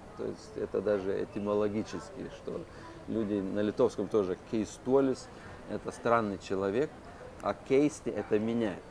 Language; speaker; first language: Russian; non-native, local second language; Lithuanian